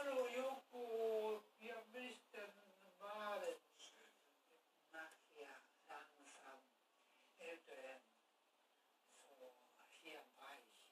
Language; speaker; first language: German; non-native, learner; Japanese